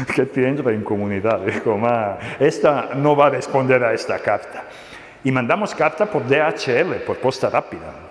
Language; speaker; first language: Spanish; non-native, fluent; Serbian